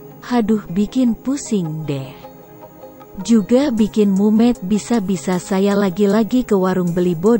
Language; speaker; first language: Indonesian; native; Indonesian